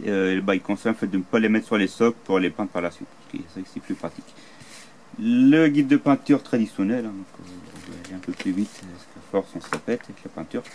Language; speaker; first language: French; native; French